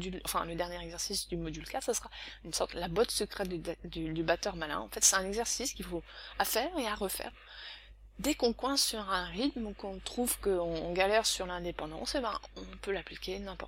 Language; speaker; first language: French; native; French